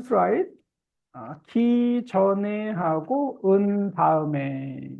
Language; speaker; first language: Korean; native; Korean